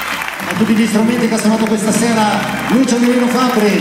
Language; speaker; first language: Italian; native; Italian